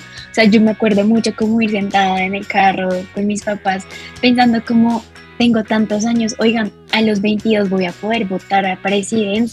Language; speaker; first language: Spanish; native; Spanish